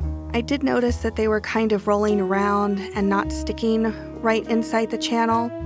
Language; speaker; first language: English; native; English